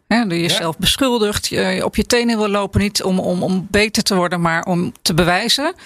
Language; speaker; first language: Dutch; native; Dutch